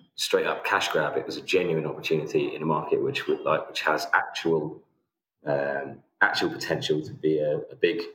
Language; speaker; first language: English; native; English